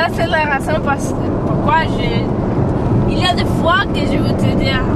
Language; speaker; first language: French; non-native, learner; Spanish